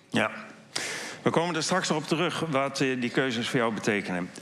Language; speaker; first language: Dutch; native; Dutch